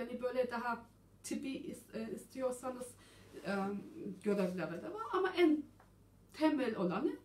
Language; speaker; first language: Turkish; early bilingual, heritage; German